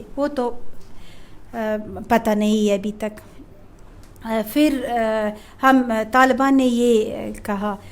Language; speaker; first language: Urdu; non-native, fluent; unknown